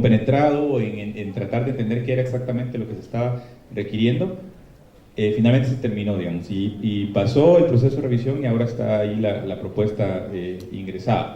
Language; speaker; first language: Spanish; native; Spanish